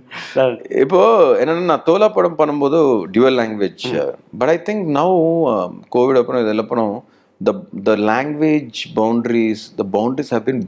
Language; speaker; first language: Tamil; non-native, learner; Telugu